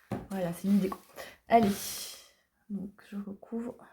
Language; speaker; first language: French; native; French